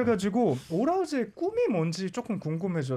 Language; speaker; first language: Korean; native; Korean